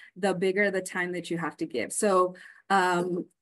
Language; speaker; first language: English; native; English